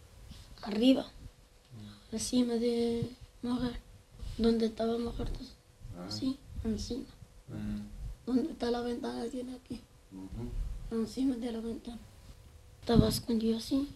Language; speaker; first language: Spanish; non-native, learner; Arabic